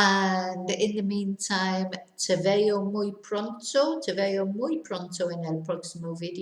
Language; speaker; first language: Spanish; non-native, fluent; English